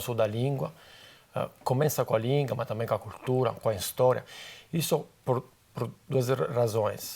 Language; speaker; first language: Portuguese; non-native, fluent; Italian